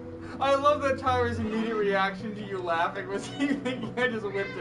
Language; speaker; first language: English; native; English